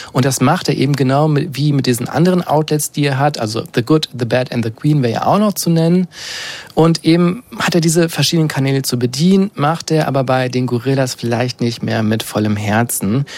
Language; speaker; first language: German; native; German